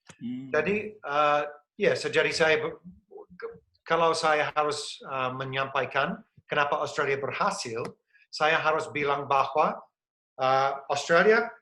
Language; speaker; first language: Indonesian; non-native, fluent; English